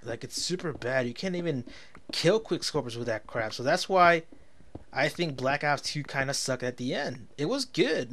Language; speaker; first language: English; native; English